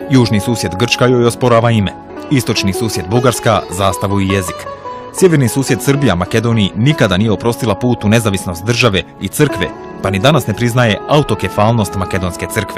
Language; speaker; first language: Bosnian; native; Bosnian